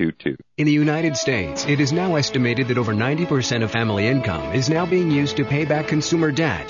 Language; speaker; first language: English; native; English